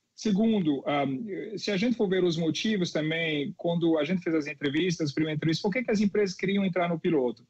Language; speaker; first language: Portuguese; non-native, fluent; French